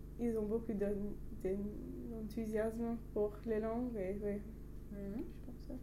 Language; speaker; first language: French; non-native, learner; English